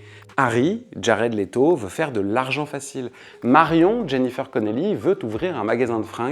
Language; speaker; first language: French; native; French